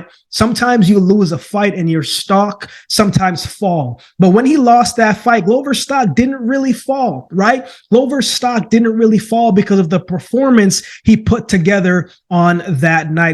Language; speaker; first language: English; native; English